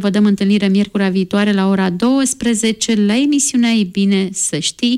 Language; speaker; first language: Romanian; native; Romanian